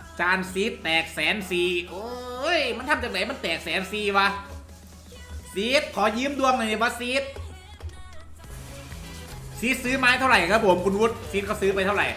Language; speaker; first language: Thai; native; Thai